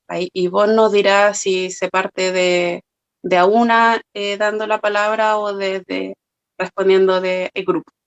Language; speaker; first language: Spanish; native; Spanish